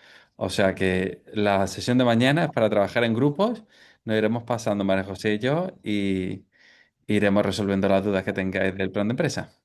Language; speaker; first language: Spanish; native; Spanish